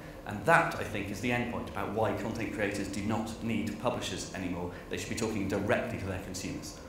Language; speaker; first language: English; native; English